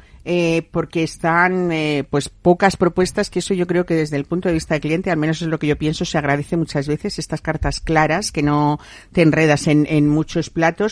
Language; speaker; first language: Spanish; native; Spanish